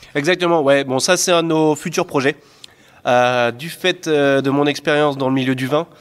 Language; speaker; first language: French; native; French